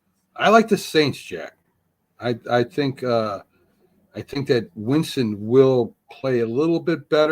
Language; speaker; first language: English; native; English